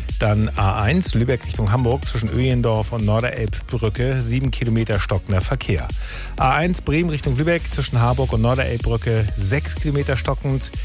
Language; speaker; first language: German; native; German